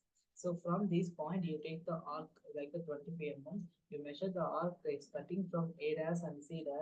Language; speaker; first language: English; non-native, local second language; Tamil